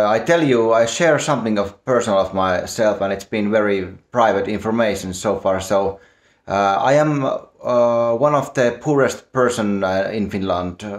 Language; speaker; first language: English; non-native, fluent; Finnish